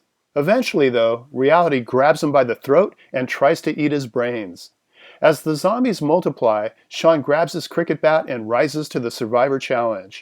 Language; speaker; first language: English; native; English